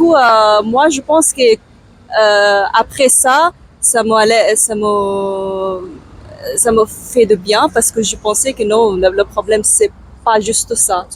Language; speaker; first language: French; non-native, learner; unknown